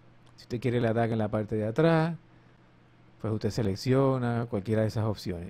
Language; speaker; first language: Spanish; native; Spanish